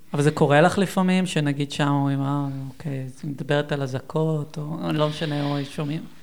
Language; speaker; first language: Hebrew; native; Hebrew